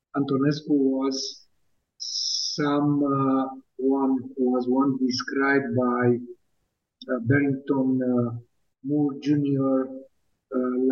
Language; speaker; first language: English; non-native, fluent; Romanian